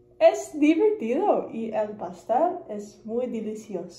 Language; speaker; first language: Spanish; non-native, learner; English